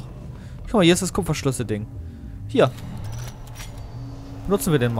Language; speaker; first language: German; native; German